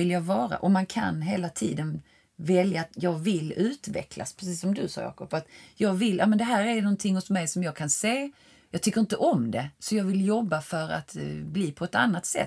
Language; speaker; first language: Swedish; native; Swedish